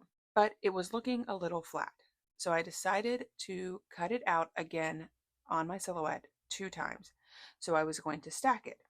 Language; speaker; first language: English; native; English